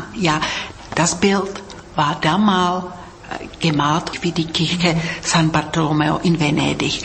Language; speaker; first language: German; non-native, fluent; Czech